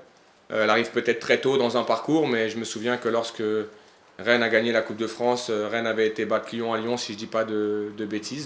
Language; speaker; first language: French; native; French